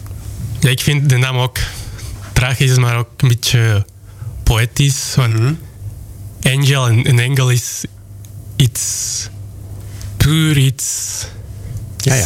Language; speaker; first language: Dutch; non-native, fluent; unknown